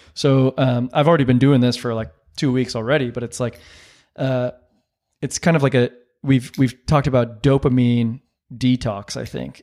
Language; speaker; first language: English; native; English